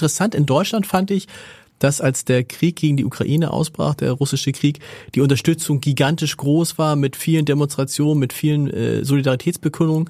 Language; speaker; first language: German; native; German